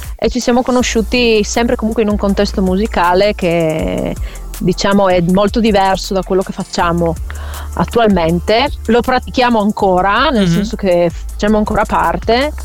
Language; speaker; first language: Italian; native; Italian